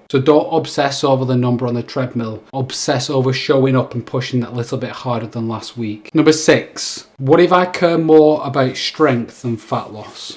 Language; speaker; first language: English; native; English